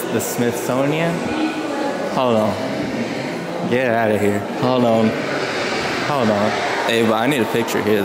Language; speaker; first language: English; native; English